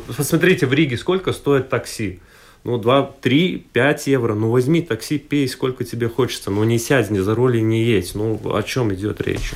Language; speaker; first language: Russian; non-native, local second language; Latvian